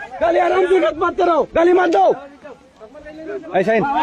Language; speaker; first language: Hindi; non-native, learner; Bangla